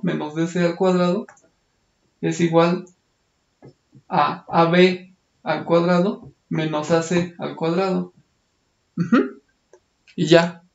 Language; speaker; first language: Spanish; native; Spanish